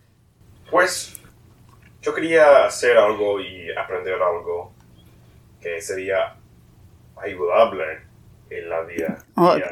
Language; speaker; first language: Spanish; non-native, learner; English